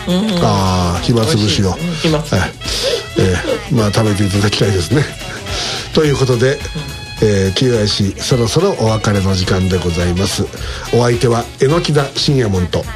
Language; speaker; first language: Japanese; native; Japanese